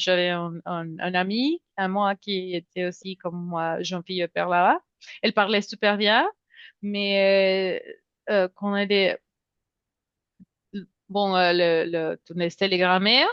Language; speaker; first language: French; non-native, fluent; Spanish